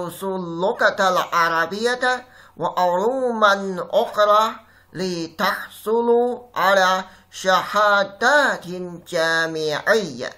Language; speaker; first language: Arabic; non-native, fluent; Chinese